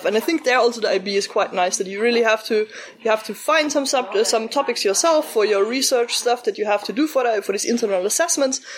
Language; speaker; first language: English; early bilingual, other home language; German